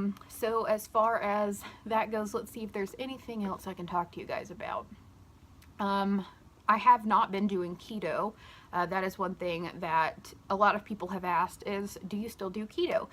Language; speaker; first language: English; native; English